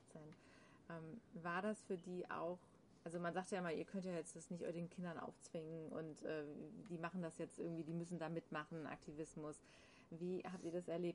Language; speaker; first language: German; native; German